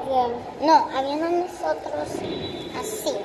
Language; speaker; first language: Spanish; early bilingual, heritage; Spanish